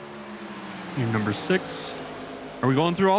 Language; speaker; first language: English; native; English